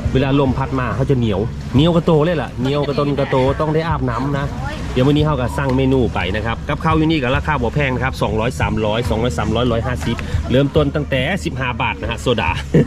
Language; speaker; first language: Thai; non-native, local second language; Lao